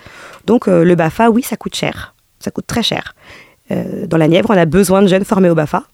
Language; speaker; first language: French; native; French